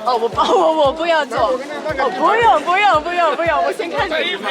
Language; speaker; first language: Chinese; non-native, fluent; English